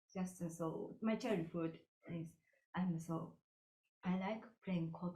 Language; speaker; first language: English; non-native, learner; Japanese